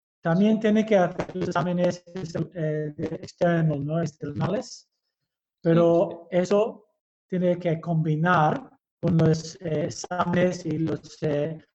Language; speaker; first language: Spanish; early bilingual, heritage; Basque